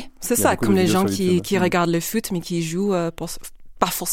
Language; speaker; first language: French; non-native, fluent; English